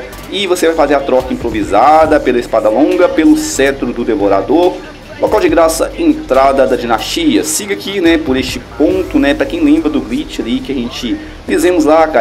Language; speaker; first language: Portuguese; native; Portuguese